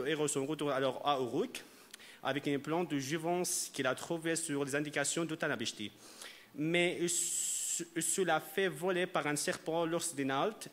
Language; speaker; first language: French; non-native, fluent; Arabic